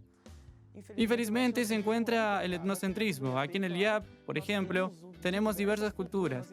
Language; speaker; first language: Spanish; non-native, fluent; Portuguese